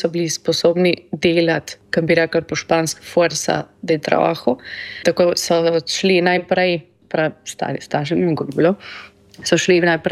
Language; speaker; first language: Slovenian; non-native, fluent; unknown